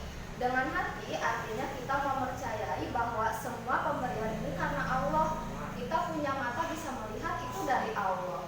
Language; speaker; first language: Indonesian; native; Indonesian